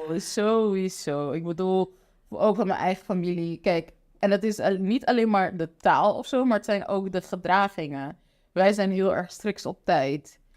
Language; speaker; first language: Dutch; non-native, local second language; Papiamento